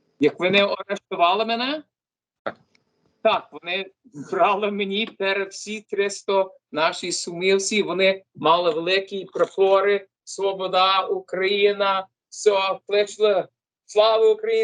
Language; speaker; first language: Ukrainian; early bilingual, heritage; English